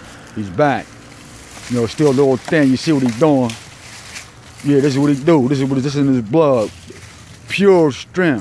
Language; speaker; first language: English; native; English